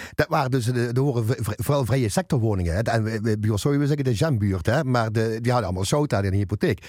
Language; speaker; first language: Dutch; native; Dutch